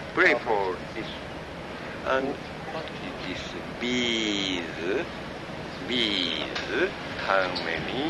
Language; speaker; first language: English; non-native, learner; Japanese